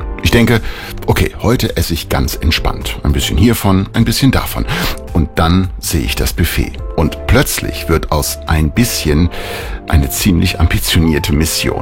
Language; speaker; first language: German; native; German